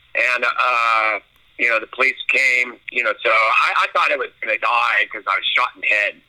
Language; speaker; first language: English; native; English